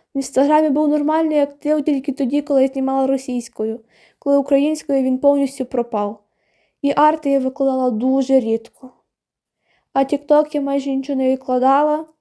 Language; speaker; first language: Ukrainian; non-native, local second language; Russian